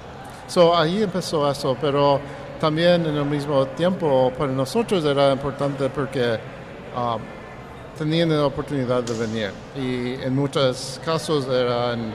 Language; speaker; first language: Spanish; early bilingual, heritage; Spanish